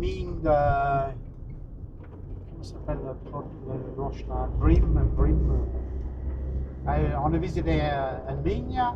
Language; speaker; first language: French; non-native, learner; English